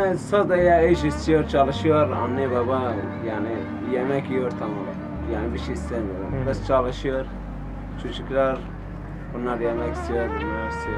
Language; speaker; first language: Turkish; non-native, learner; Arabic